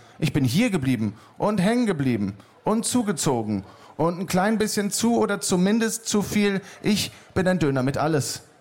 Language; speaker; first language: German; native; German